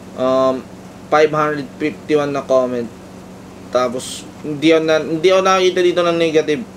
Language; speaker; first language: Filipino; non-native, local second language; Cebuano